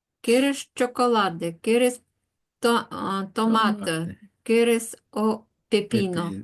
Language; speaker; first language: Spanish; non-native, learner; Ukrainian